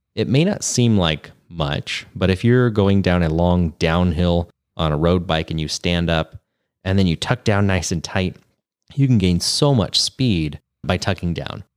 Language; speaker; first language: English; native; English